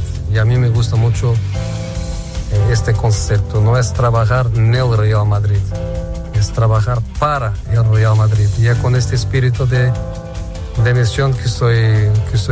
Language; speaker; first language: Spanish; non-native, fluent; Portuguese